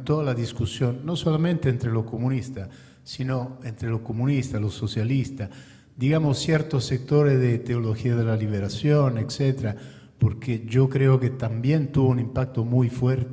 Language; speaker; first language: Spanish; non-native, fluent; Italian